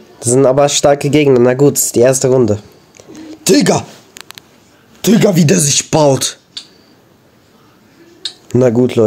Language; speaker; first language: German; native; German